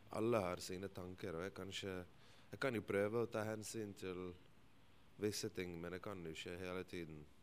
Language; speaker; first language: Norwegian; early bilingual, other home language; Bosnian